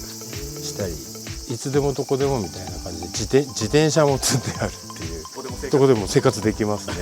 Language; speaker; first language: Japanese; native; Japanese